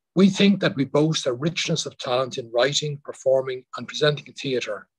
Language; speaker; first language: English; native; English